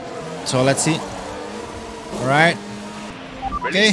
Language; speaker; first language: English; non-native, fluent; Indonesian